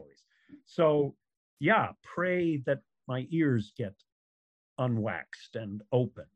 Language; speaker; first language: English; native; English